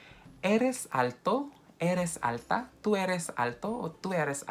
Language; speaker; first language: Spanish; non-native, fluent; Filipino